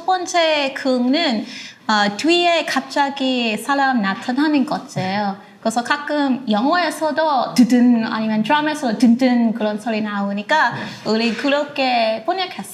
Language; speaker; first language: Korean; non-native, learner; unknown